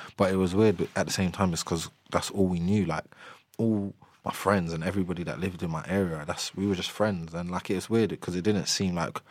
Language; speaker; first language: English; native; English